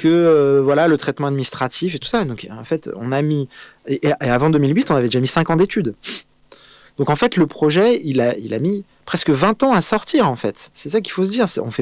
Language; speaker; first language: French; native; French